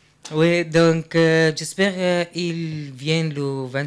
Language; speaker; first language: French; non-native, learner; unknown